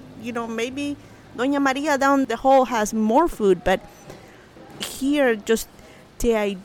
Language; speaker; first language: English; non-native, fluent; Spanish